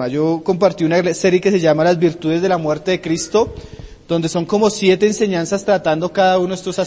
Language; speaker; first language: Spanish; native; Spanish